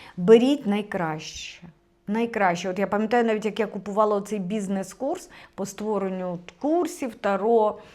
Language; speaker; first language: Ukrainian; non-native, local second language; Russian